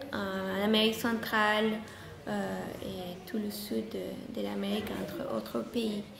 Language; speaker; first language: French; non-native, fluent; Spanish